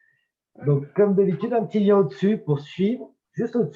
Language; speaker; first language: French; native; French